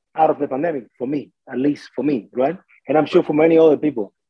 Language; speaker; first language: English; non-native, fluent; Spanish